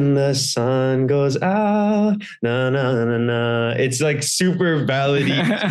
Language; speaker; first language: English; native; English